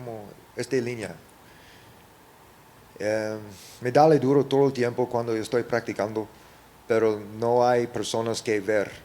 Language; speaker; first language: Spanish; early bilingual, heritage; English